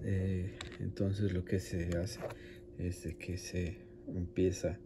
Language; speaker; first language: Spanish; native; Spanish